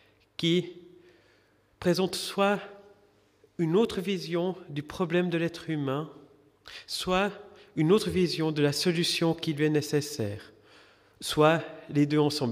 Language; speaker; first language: French; native; French